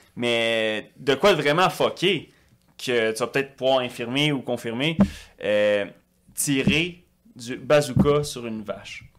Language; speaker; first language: French; native; French